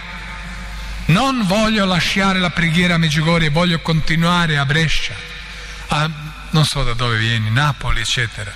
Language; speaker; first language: Italian; non-native, fluent; Croatian